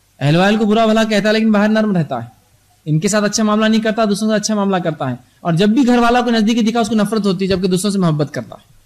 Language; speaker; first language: Urdu; native; Urdu